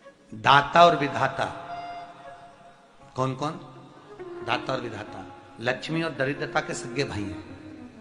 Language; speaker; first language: Hindi; native; Hindi